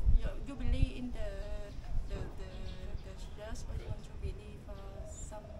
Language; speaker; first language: English; non-native, learner; German